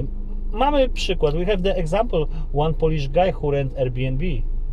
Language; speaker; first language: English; non-native, learner; Polish